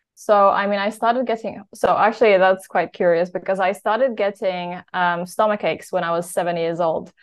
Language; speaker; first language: English; non-native, fluent; Polish